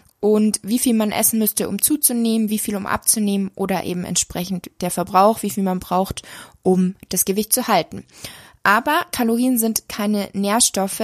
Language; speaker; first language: German; native; German